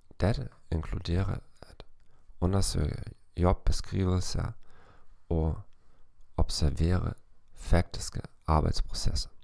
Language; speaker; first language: Danish; non-native, fluent; German